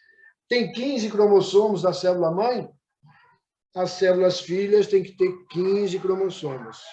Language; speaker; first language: Portuguese; native; Portuguese